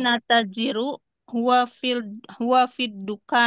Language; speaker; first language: Arabic; non-native, learner; Indonesian